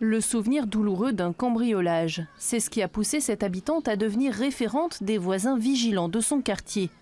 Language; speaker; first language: French; native; French